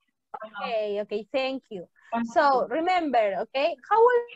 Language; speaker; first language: English; non-native, fluent; Spanish